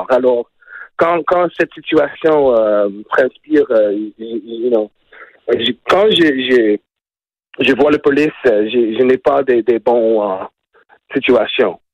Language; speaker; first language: French; non-native, learner; English